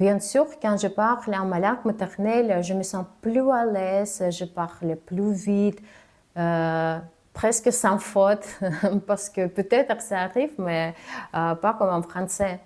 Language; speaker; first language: French; non-native, fluent; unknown